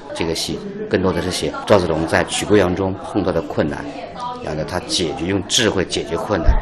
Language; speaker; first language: Chinese; native; Chinese